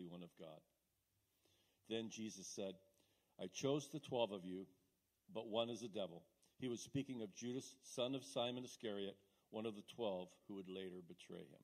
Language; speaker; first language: English; native; English